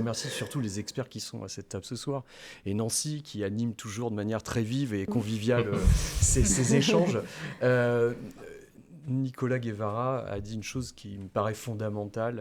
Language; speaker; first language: French; native; French